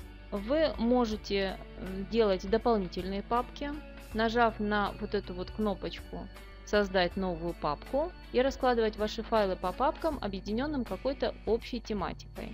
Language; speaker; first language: Russian; native; Russian